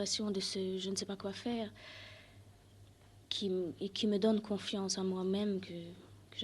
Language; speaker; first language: French; non-native, fluent; German